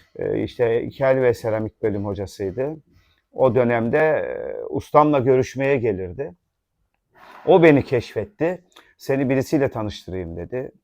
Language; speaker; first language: Turkish; native; Turkish